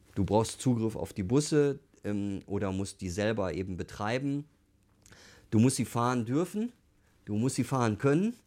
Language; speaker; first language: German; native; German